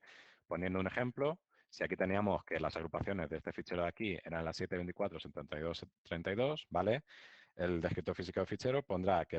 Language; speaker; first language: Spanish; native; Spanish